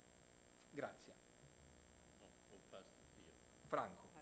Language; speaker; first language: Italian; native; Italian